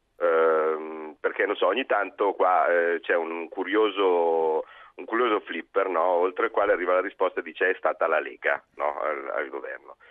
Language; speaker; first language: Italian; native; Italian